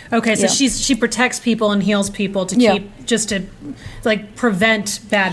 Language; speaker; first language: English; native; English